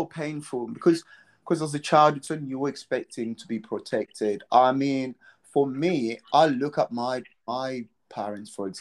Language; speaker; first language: English; non-native, local second language; Nyanja